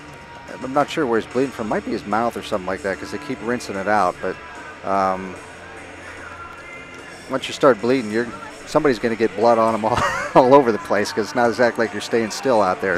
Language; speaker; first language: English; native; English